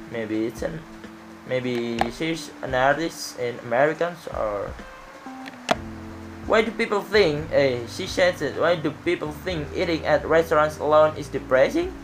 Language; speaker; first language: English; non-native, learner; Indonesian